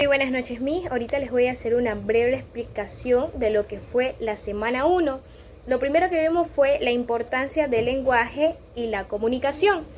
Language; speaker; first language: Spanish; native; Spanish